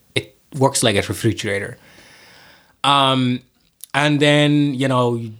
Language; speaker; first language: English; non-native, fluent; Somali